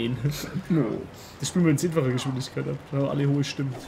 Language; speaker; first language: German; native; German